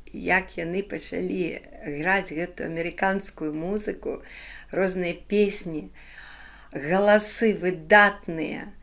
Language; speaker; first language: Belarusian; non-native, local second language; Ukrainian